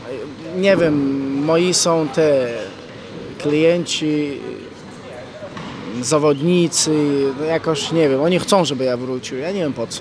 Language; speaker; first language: Polish; non-native, fluent; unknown